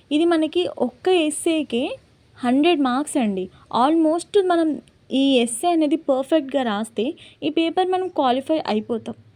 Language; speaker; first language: Telugu; non-native, local second language; Lambadi